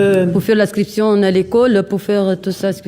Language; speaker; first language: French; non-native, learner; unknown